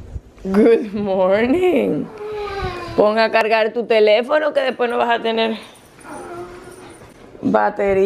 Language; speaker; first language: Spanish; native; Spanish